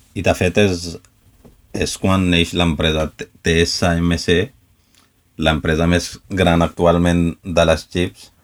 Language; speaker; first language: Catalan; non-native, fluent; Spanish